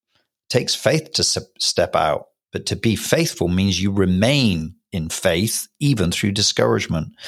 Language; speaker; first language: English; native; English